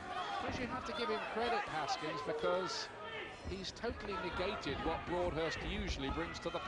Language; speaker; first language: English; native; English